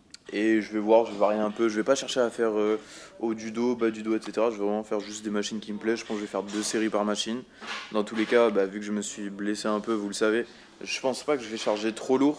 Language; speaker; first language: French; native; French